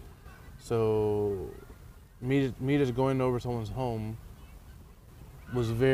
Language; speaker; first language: English; early bilingual, other home language; Persian